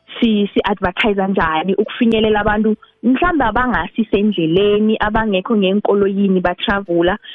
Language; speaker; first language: Zulu; non-native, local second language; South Ndebele